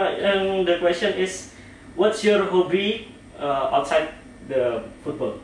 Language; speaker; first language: English; non-native, learner; Indonesian